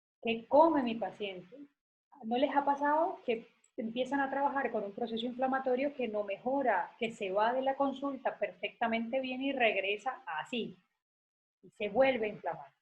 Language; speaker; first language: Spanish; native; Spanish